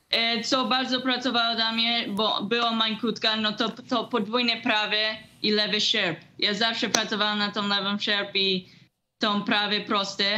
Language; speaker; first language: Polish; early bilingual, heritage; Polish